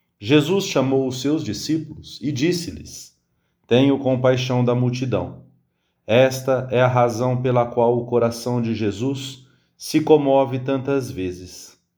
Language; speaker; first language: Portuguese; native; Portuguese